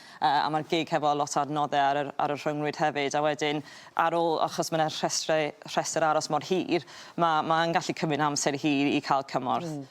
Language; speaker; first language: Welsh; native; Welsh